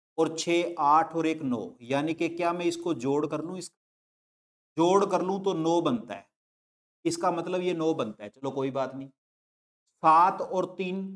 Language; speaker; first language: Hindi; non-native, local second language; Punjabi